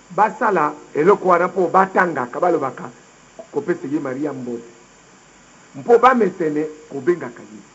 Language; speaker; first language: Lingala; native; Lingala